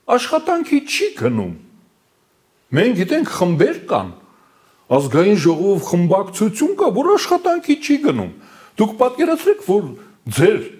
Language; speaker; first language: Armenian; native; Armenian